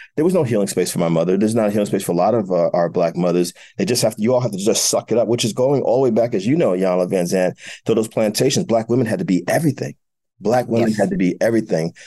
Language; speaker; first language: English; native; English